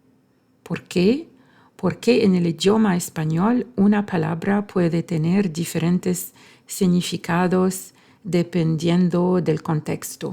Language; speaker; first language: Spanish; non-native, fluent; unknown